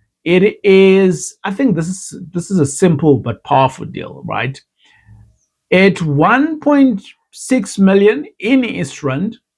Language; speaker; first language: English; non-native, local second language; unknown